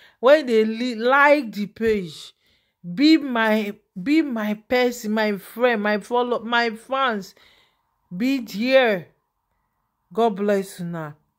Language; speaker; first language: Nigerian Pidgin; non-native, local second language; Yoruba